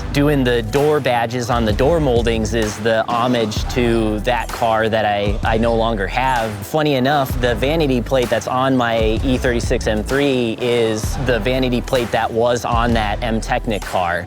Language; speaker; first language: English; native; English